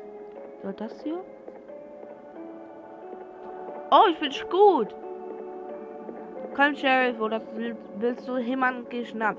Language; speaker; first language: German; non-native, learner; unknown